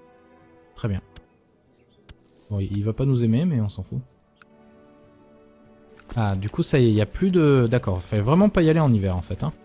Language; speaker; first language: French; native; French